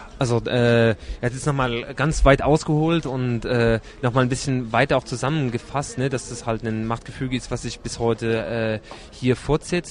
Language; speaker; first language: German; native; German